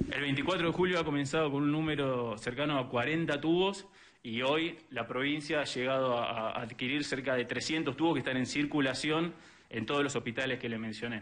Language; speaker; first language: Spanish; native; Spanish